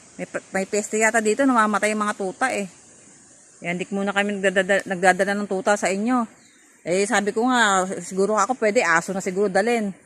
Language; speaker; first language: Filipino; native; Filipino